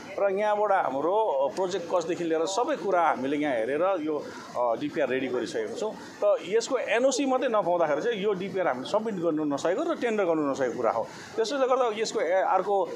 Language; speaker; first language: Nepali; native; Nepali